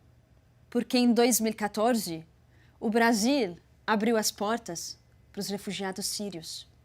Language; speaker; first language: Portuguese; non-native, fluent; Arabic